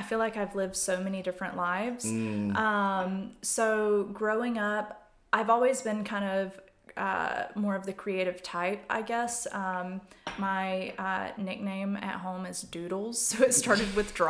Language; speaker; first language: English; native; English